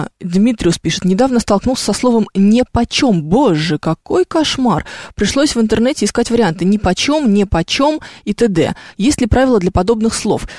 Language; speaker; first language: Russian; native; Russian